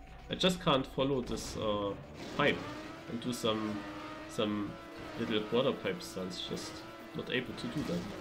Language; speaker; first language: English; non-native, fluent; German